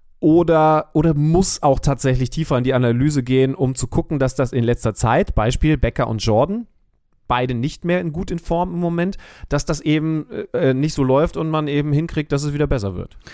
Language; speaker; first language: German; native; German